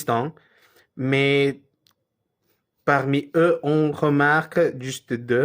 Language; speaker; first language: French; non-native, learner; Spanish